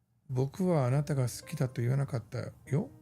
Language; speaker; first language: Japanese; non-native, learner; English